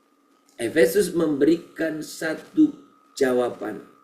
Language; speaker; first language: Indonesian; native; Indonesian